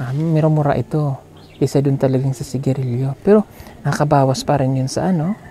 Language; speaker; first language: Filipino; non-native, local second language; Cebuano